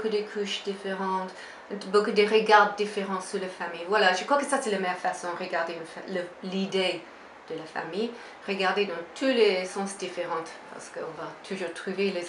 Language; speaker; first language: French; non-native, fluent; English